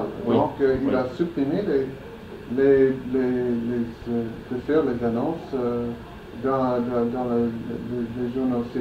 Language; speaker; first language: French; non-native, fluent; English